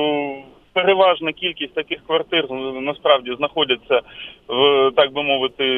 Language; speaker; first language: Ukrainian; native; Ukrainian